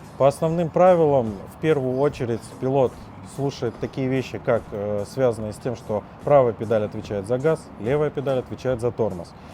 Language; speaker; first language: Russian; native; Russian